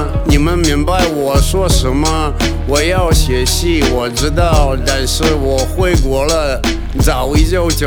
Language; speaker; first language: Chinese; non-native, learner; Russian